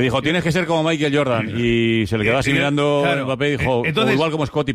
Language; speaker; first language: Spanish; native; Spanish